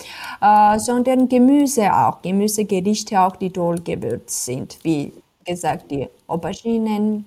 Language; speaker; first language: German; non-native, fluent; Georgian